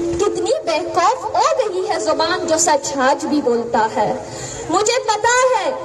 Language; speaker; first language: Urdu; non-native, local second language; Baluchi